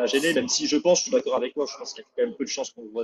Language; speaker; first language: French; native; French